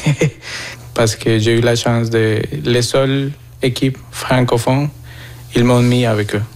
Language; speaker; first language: French; non-native, fluent; Spanish